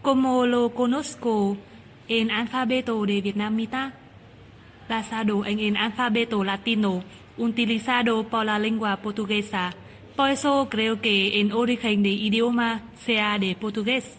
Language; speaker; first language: Spanish; non-native, learner; Vietnamese